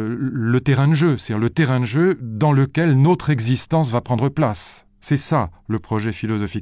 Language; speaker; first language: French; native; French